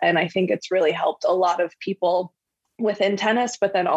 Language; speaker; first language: English; native; English